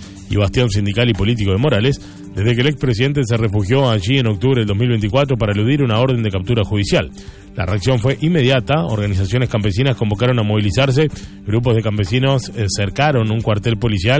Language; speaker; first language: Spanish; native; Spanish